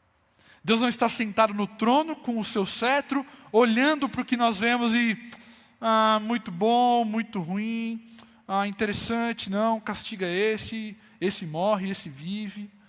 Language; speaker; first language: Portuguese; native; Portuguese